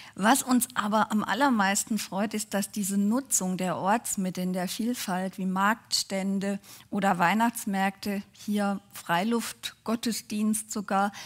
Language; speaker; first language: German; native; German